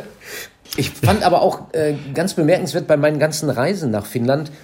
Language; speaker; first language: German; native; German